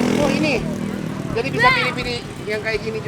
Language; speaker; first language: Indonesian; non-native, fluent; Japanese